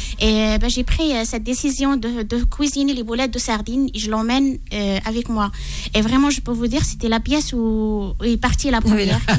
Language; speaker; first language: French; non-native, local second language; Arabic